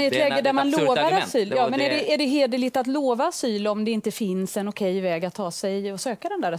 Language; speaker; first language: Swedish; native; Swedish